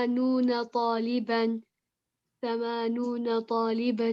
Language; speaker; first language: Arabic; non-native, learner; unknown